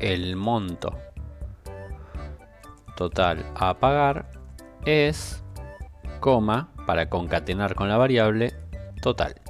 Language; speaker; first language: Spanish; native; Spanish